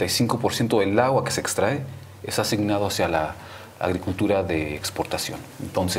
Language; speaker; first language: Spanish; native; Spanish